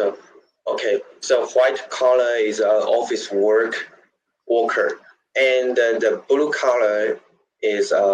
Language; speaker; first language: English; non-native, learner; Chinese